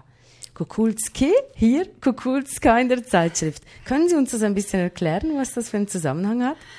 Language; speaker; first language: German; native; German